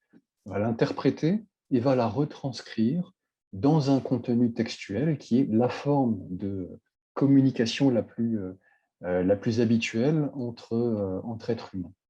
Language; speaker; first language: French; native; French